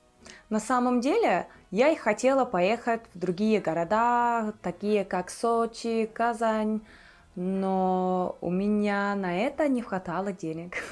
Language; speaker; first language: Russian; non-native, fluent; Turkish